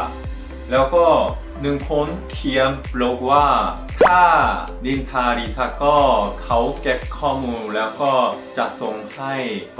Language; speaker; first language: Thai; non-native, fluent; Korean